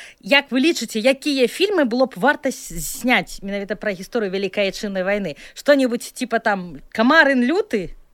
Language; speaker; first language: Belarusian; native; Belarusian